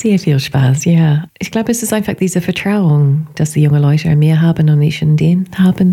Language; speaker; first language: German; non-native, fluent; English